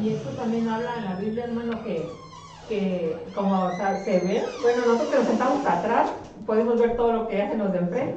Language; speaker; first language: Spanish; native; Spanish